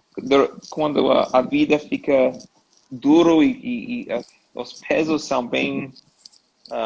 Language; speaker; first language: Portuguese; non-native, learner; English